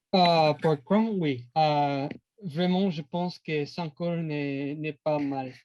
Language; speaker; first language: French; non-native, learner; English